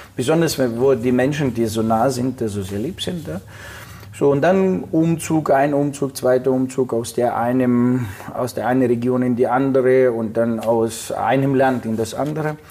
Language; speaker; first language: German; non-native, fluent; Russian